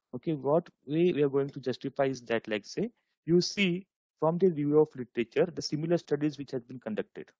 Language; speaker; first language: English; non-native, local second language; Marathi